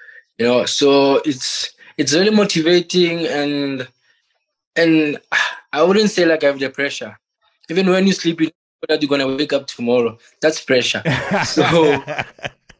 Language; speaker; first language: English; non-native, local second language; Southern Sotho